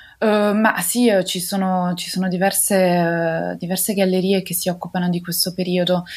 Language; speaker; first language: Italian; native; Italian